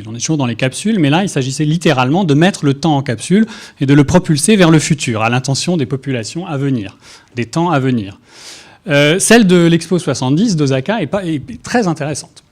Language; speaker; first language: French; native; French